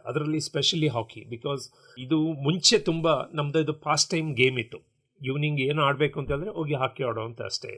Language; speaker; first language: Kannada; non-native, local second language; Kodava